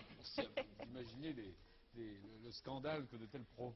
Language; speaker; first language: French; native; French